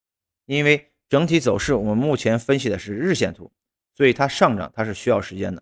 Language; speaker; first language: Chinese; native; Chinese